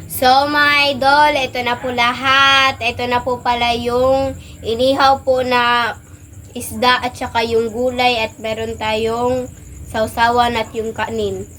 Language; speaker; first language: Filipino; non-native, local second language; Cebuano